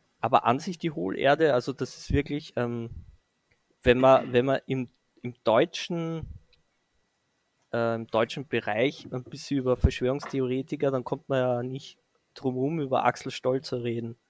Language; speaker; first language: German; native; German